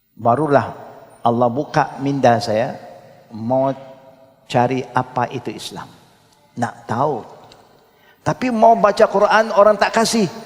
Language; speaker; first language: Malay; non-native, local second language; Chinese